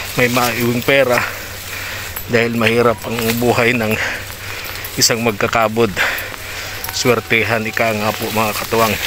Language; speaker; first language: Filipino; native; Filipino